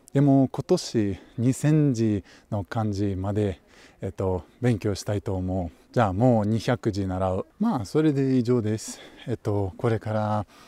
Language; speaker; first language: Japanese; non-native, fluent; Russian